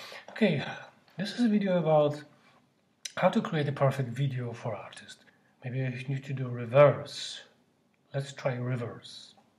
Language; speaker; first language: English; non-native, fluent; Polish